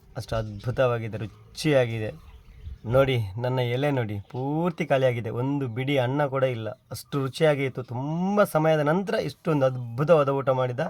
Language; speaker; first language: Kannada; non-native, local second language; Tulu